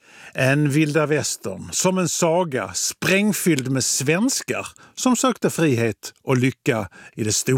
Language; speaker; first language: Swedish; native; Swedish